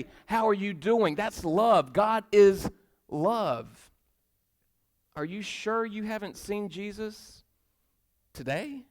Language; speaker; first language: English; native; English